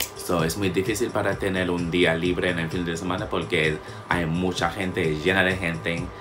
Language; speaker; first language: Spanish; non-native, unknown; English